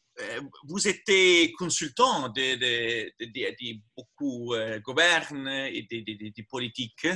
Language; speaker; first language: French; non-native, learner; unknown